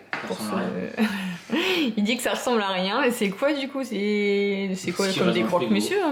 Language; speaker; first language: French; native; French